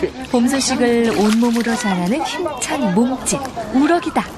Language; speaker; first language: Korean; native; Korean